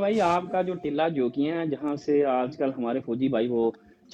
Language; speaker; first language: Urdu; native; Urdu